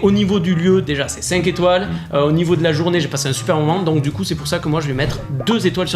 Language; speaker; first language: French; native; French